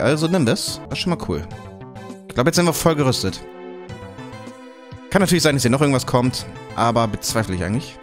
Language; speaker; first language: German; native; German